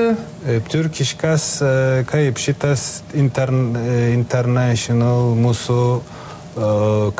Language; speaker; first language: Lithuanian; non-native, learner; Turkish